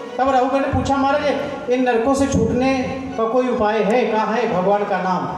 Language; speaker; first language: Hindi; non-native, local second language; Punjabi